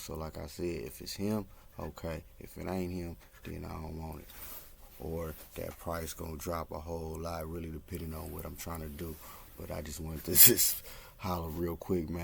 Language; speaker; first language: English; native; English